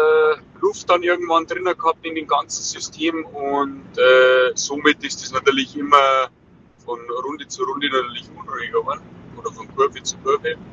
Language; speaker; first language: German; native; German